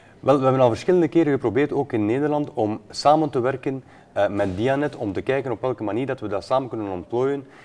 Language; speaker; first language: Dutch; native; Dutch